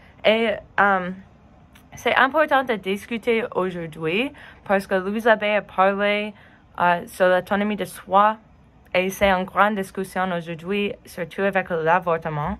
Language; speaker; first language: French; non-native, learner; English